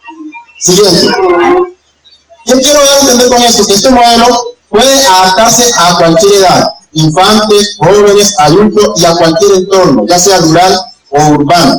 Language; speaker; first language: Spanish; native; Spanish